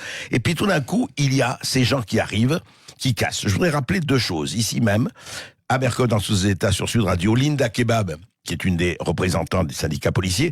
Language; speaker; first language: French; native; French